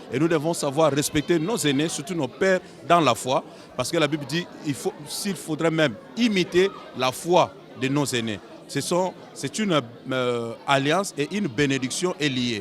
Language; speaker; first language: French; non-native, local second language; Lingala